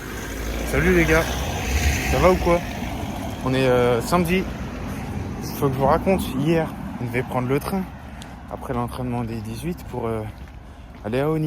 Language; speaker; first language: French; native; French